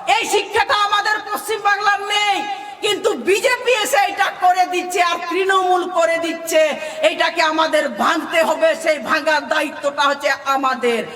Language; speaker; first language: Bangla; non-native, local second language; Santali